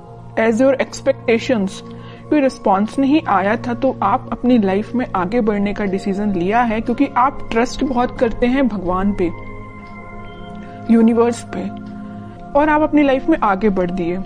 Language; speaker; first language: Hindi; native; Hindi